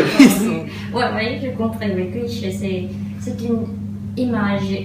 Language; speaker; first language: French; non-native, learner; Korean